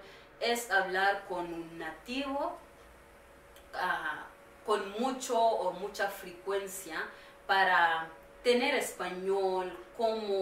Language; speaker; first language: Spanish; non-native, learner; Swahili